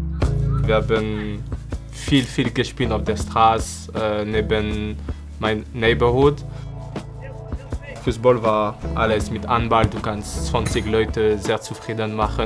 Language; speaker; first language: German; non-native, fluent; French